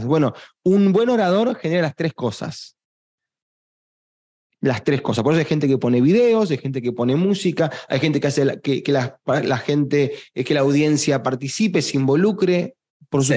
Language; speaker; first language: Spanish; native; Spanish